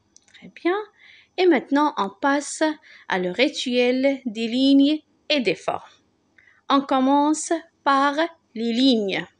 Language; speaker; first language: French; non-native, local second language; Arabic